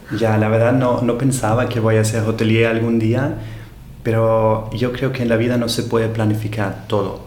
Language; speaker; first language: Spanish; non-native, fluent; German